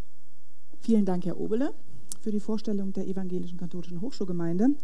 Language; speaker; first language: German; native; German